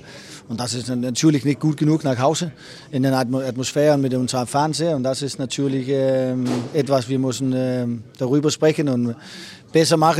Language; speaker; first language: German; non-native, fluent; Danish